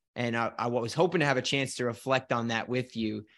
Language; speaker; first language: English; native; English